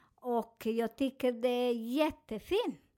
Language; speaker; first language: Swedish; non-native, fluent; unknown